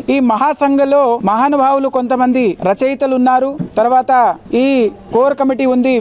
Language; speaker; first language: Telugu; non-native, local second language; Lambadi